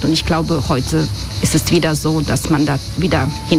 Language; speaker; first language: German; non-native, fluent; Croatian